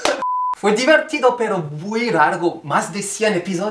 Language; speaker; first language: Spanish; non-native, fluent; French